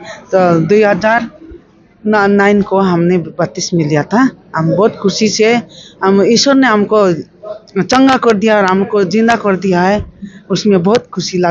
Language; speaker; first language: Hindi; non-native, local second language; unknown